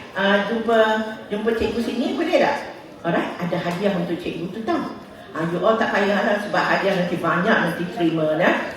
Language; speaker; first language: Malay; native; Malay